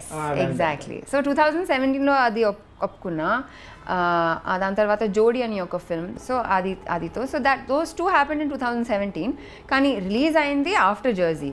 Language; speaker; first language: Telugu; non-native, fluent; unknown